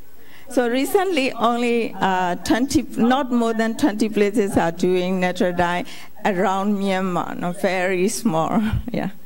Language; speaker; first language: English; non-native, fluent; Burmese